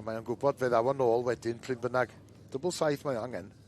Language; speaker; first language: Welsh; native; Welsh